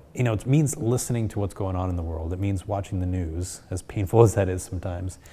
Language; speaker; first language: English; early bilingual, other home language; Spanish